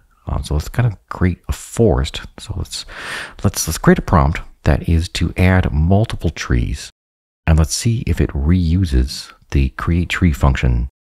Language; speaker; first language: English; native; English